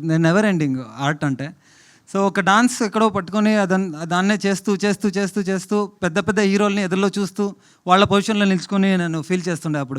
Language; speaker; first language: Telugu; non-native, fluent; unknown